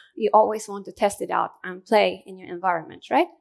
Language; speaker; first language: English; non-native, fluent; Japanese